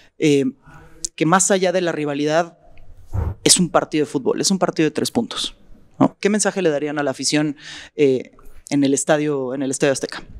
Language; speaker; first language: Spanish; native; Spanish